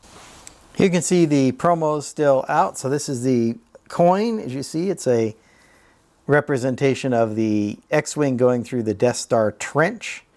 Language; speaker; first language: English; native; English